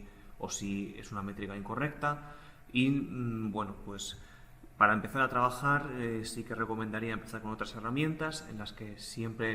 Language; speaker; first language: Spanish; native; Spanish